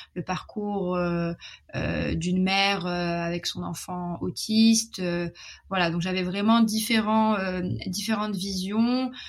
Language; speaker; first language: French; non-native, local second language; Arabic